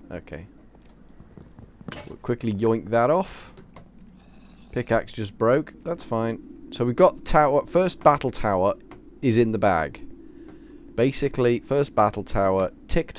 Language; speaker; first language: English; native; English